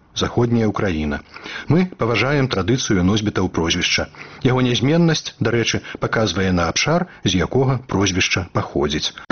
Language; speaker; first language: Belarusian; native; Belarusian